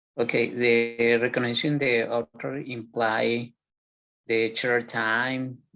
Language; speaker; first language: English; non-native, learner; Spanish